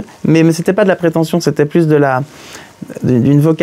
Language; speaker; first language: French; native; French